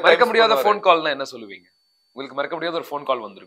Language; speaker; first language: Tamil; native; Tamil